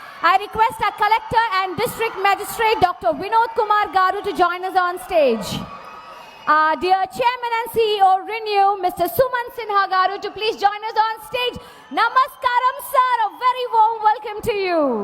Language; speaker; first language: English; non-native, local second language; Telugu